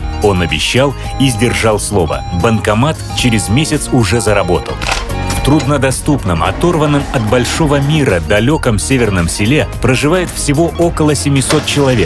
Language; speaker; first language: Russian; native; Russian